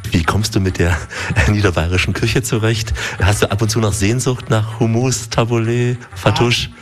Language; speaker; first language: German; native; German